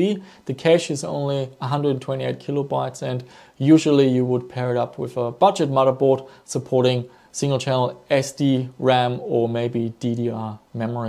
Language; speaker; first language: English; non-native, fluent; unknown